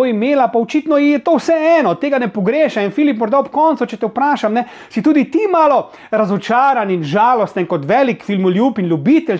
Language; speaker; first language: Slovenian; native; Slovenian